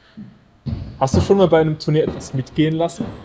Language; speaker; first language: German; native; German